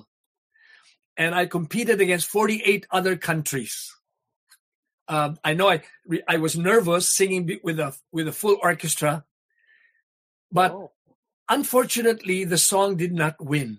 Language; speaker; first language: English; non-native, local second language; Hiligaynon